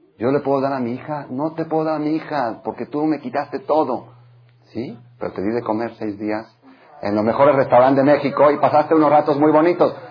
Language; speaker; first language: Spanish; non-native, fluent; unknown